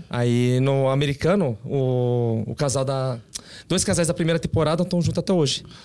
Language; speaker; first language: Portuguese; early bilingual, other home language; Korean